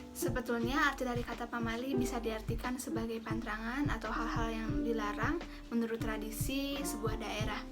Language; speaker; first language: Indonesian; native; Indonesian